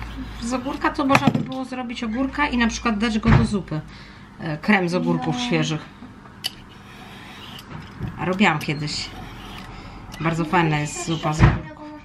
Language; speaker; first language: Polish; native; Polish